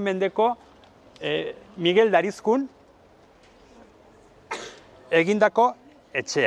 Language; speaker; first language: Basque; native; Basque